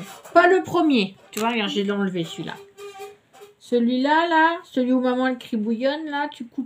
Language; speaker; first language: French; native; French